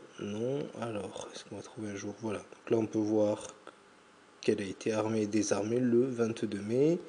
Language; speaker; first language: French; native; French